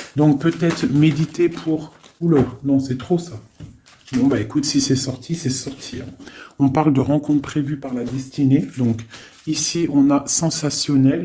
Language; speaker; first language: French; native; French